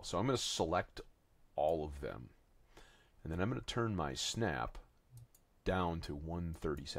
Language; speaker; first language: English; native; English